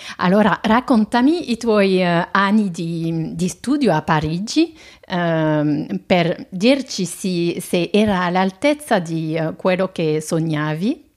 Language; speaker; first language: Italian; non-native, fluent; French